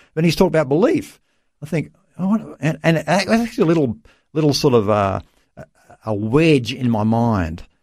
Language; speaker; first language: English; native; English